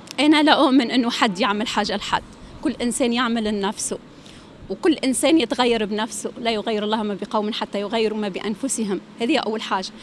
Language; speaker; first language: Arabic; native; Arabic